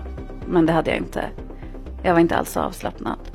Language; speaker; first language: Swedish; early bilingual, other home language; Arabic